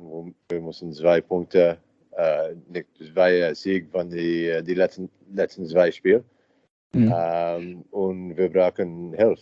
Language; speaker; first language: German; non-native, learner; English